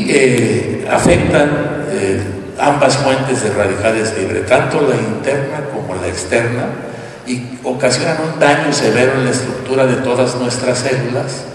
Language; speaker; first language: Spanish; native; Spanish